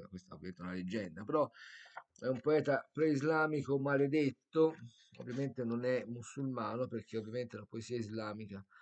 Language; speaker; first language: Italian; native; Italian